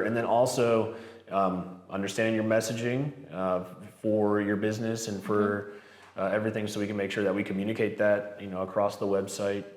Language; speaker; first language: English; native; English